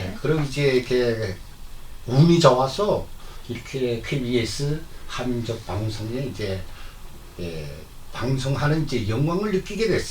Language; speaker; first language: Korean; native; Korean